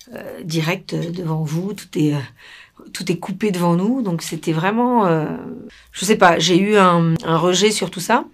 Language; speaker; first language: French; non-native, fluent; Spanish